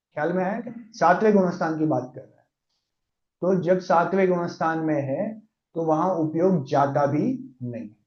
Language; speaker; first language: Hindi; non-native, local second language; Gujarati